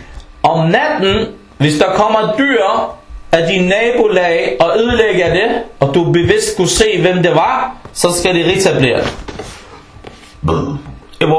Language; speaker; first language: Danish; early bilingual, other home language; Arabic